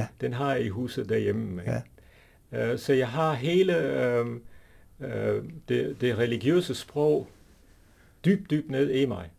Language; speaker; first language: Danish; non-native, fluent; English